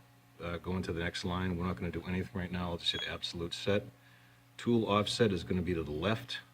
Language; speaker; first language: English; native; English